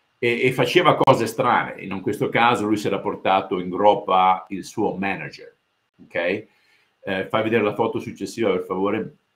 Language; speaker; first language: Italian; early bilingual, heritage; Italian